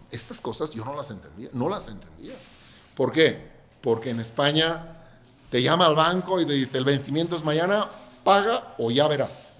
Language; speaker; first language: Spanish; non-native, local second language; Catalan